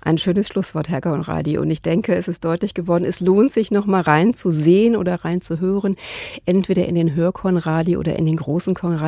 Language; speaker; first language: German; native; German